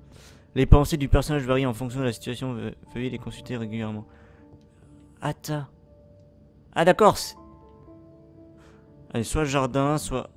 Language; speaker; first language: French; native; French